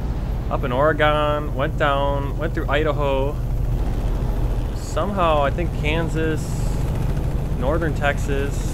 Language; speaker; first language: English; native; English